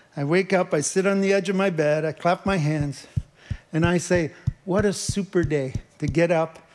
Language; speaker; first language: English; native; English